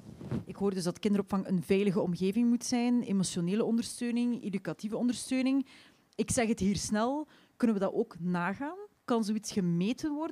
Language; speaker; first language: Dutch; native; Dutch